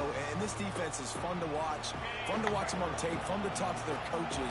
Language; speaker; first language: English; native; English